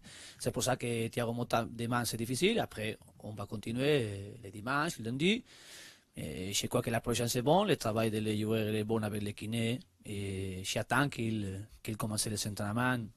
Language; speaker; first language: French; non-native, learner; Spanish